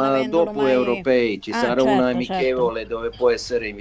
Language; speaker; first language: Italian; non-native, fluent; Serbian